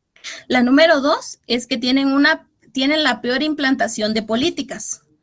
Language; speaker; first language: Spanish; native; Spanish